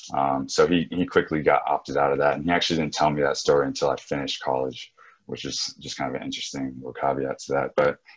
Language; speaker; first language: English; native; English